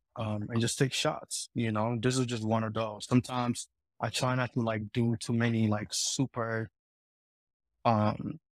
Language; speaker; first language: English; early bilingual, heritage; Italian